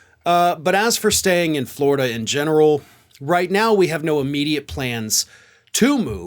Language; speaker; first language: English; native; English